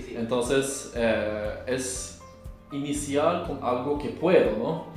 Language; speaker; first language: Spanish; non-native, learner; Norwegian